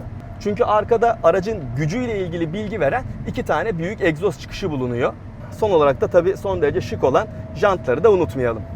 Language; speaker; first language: Turkish; native; Turkish